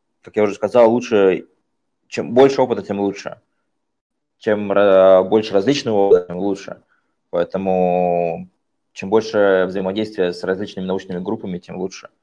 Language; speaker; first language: Russian; native; Russian